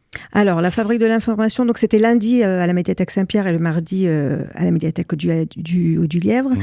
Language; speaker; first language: French; native; French